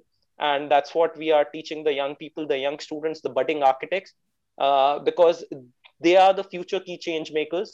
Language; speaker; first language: English; non-native, local second language; Hindi